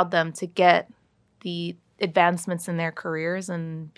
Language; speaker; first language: English; native; English